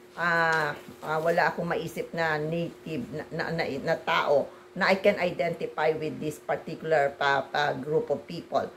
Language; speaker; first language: Filipino; native; Filipino